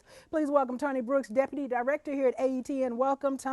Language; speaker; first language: English; native; English